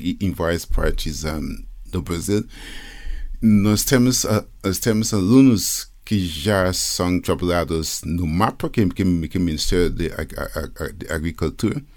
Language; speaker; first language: Portuguese; non-native, fluent; English